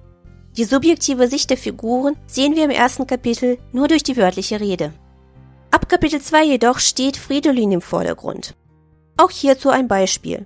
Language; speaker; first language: German; native; German